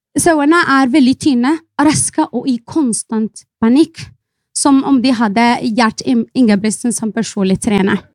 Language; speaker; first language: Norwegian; non-native, fluent; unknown